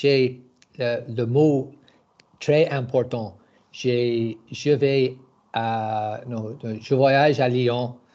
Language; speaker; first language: French; non-native, learner; English